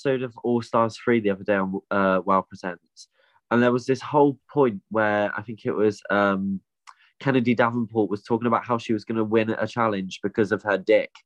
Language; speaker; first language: English; native; English